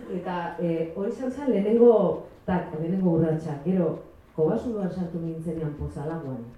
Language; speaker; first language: Basque; non-native, local second language; Spanish